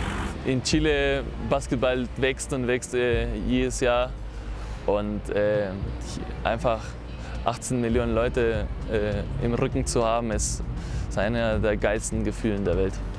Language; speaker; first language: German; non-native, fluent; Spanish